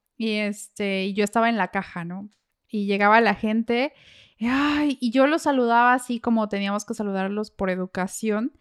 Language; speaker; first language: Spanish; native; Spanish